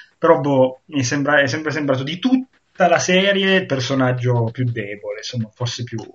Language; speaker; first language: Italian; native; Italian